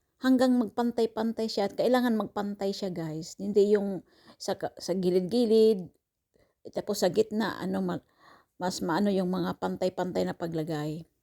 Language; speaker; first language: Filipino; non-native, local second language; Cebuano